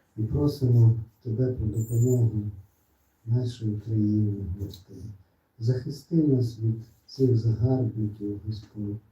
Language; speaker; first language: Ukrainian; non-native, local second language; Russian